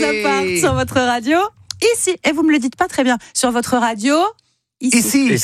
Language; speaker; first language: French; native; French